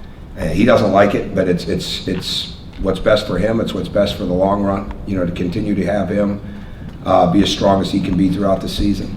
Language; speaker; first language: English; native; English